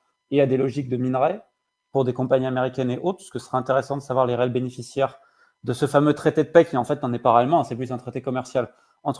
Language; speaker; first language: French; native; French